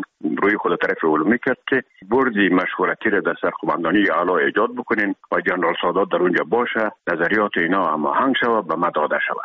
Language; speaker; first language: Persian; native; Persian